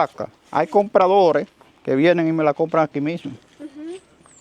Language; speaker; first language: Spanish; native; Spanish